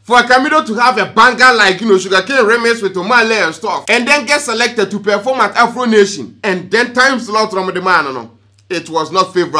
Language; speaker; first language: English; non-native, local second language; Akan